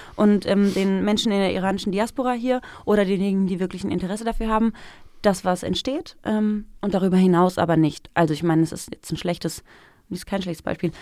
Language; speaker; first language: German; early bilingual, other home language; Persian